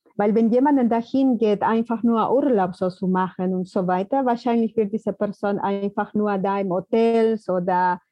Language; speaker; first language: German; non-native, fluent; Spanish